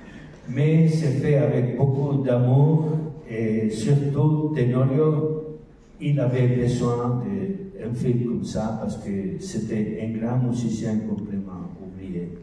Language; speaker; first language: French; non-native, learner; Spanish